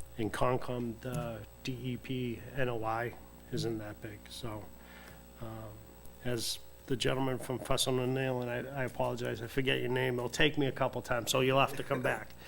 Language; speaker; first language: English; native; English